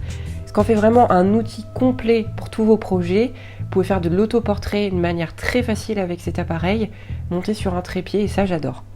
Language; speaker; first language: French; native; French